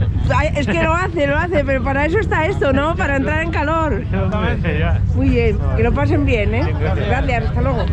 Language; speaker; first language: Spanish; native; Spanish